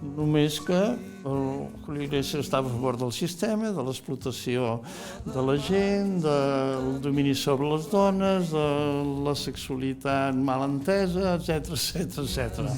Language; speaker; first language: Catalan; native; Catalan